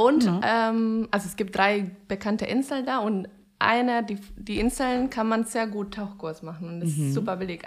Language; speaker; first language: German; non-native, fluent; Spanish